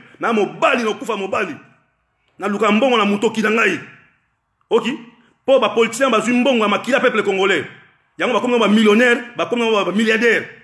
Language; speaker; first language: Lingala; native; Lingala